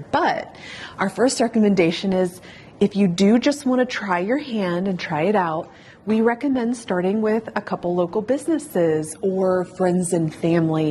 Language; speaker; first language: English; native; English